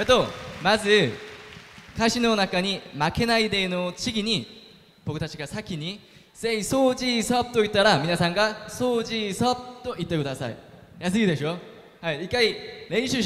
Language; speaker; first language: Japanese; non-native, learner; Korean